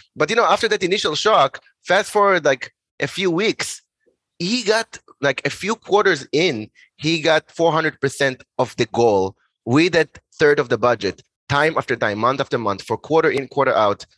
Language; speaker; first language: English; non-native, fluent; Hebrew